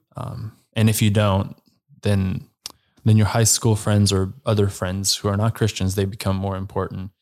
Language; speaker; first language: English; non-native, fluent; Slovenian